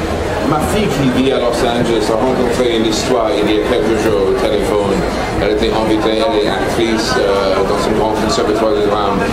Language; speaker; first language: French; non-native, fluent; English